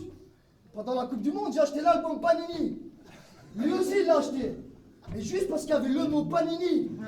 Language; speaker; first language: French; native; French